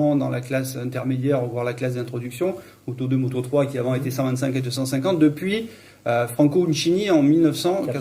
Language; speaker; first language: French; native; French